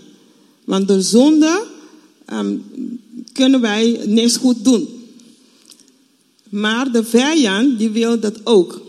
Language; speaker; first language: Dutch; non-native, fluent; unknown